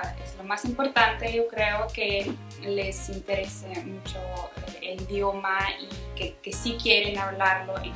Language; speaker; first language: Spanish; non-native, fluent; Ukrainian